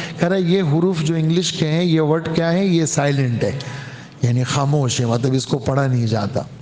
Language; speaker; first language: Urdu; native; Urdu